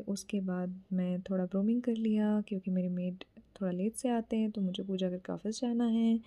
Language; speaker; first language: Hindi; non-native, local second language; Bangla